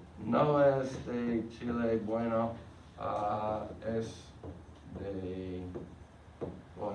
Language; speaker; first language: Spanish; non-native, fluent; English